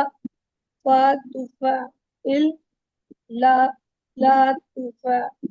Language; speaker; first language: Arabic; non-native, learner; Urdu